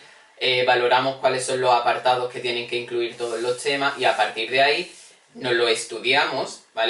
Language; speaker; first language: Spanish; native; Spanish